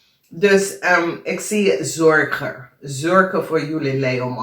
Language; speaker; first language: Dutch; non-native, learner; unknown